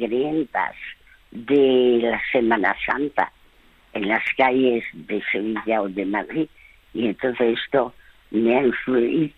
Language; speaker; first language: Spanish; early bilingual, other home language; French